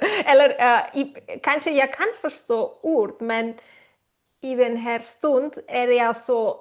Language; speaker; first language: Swedish; non-native, learner; Spanish